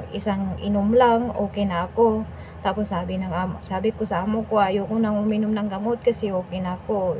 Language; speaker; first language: Filipino; non-native, local second language; Cebuano